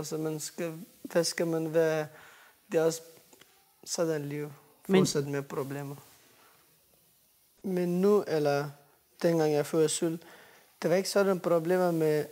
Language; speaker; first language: Danish; non-native, learner; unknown